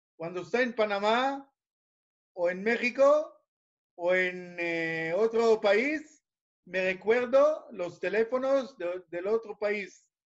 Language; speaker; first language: Spanish; non-native, fluent; Hebrew